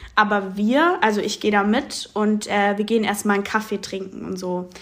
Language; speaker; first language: German; native; German